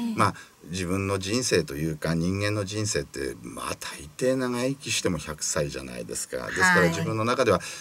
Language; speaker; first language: Japanese; native; Japanese